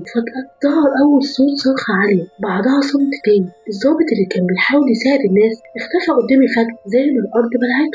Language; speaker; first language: Arabic; native; Arabic